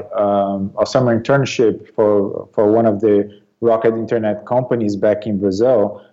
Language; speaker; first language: English; non-native, fluent; Portuguese